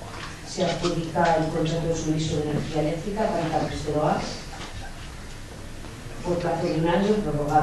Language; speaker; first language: Spanish; native; Spanish